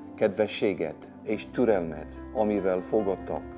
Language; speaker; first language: Hungarian; non-native, learner; English